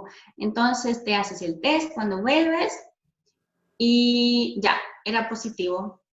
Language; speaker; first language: Spanish; non-native, fluent; German